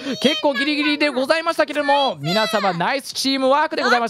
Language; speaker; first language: Japanese; early bilingual, heritage; Japanese